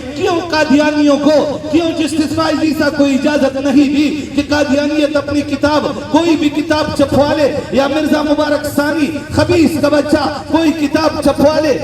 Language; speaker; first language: Urdu; non-native, local second language; Pashto